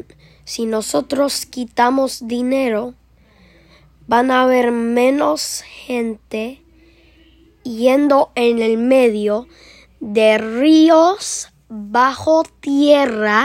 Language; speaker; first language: Spanish; early bilingual, heritage; Spanish